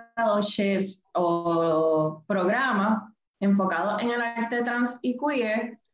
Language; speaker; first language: Spanish; native; Spanish